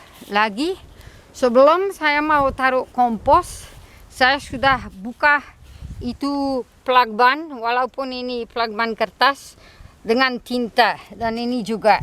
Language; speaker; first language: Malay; non-native, fluent; Dutch